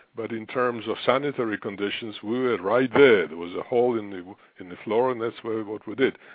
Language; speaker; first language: English; non-native, fluent; Russian